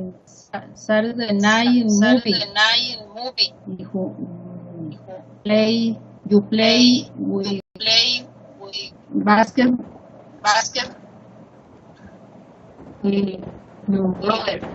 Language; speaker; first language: English; non-native, learner; Spanish